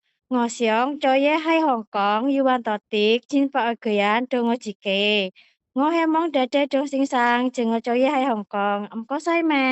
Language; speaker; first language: Cantonese; non-native, learner; Indonesian